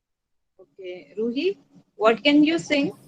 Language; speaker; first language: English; non-native, learner; Hindi